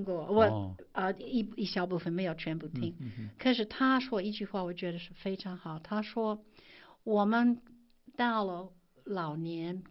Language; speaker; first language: Chinese; non-native, fluent; English